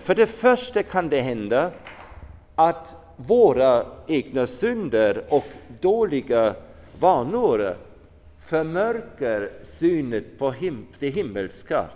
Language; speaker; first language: Swedish; non-native, fluent; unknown